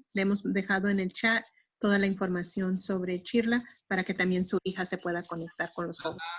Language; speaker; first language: Spanish; early bilingual, heritage; Spanish